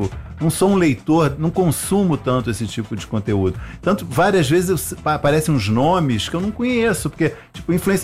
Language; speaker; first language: Portuguese; native; Portuguese